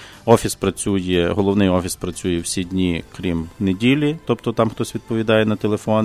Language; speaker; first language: Ukrainian; native; Ukrainian